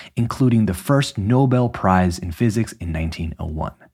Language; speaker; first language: English; native; English